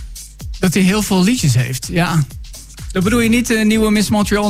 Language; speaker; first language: Dutch; native; Dutch